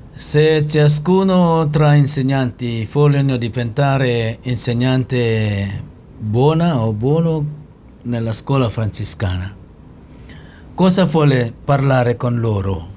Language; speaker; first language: Italian; non-native, learner; Indonesian